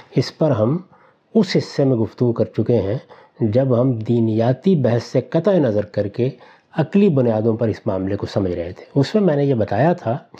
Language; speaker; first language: Urdu; non-native, local second language; Punjabi